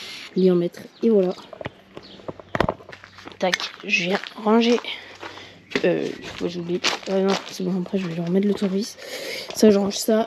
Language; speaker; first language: French; native; French